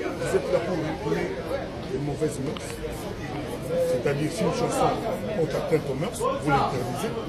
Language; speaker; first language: French; non-native, local second language; Lingala